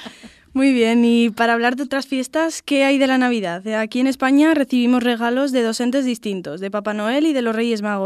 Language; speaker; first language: Spanish; native; Spanish